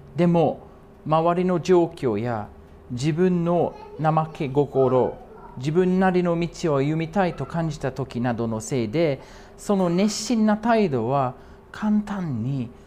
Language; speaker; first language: Japanese; non-native, fluent; English